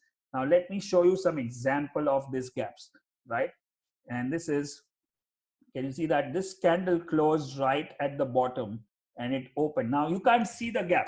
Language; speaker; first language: English; non-native, local second language; Hindi